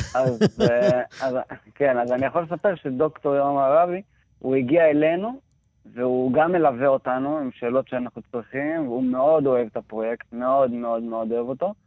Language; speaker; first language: Hebrew; native; Hebrew